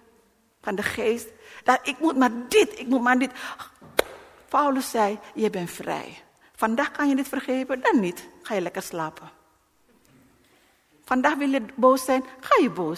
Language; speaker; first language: Dutch; non-native, learner; Indonesian